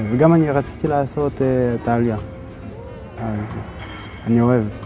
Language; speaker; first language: Hebrew; non-native, learner; French